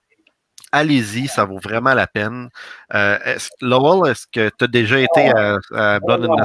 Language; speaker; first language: French; native; French